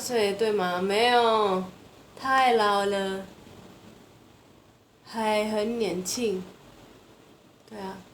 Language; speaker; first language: Chinese; non-native, fluent; Indonesian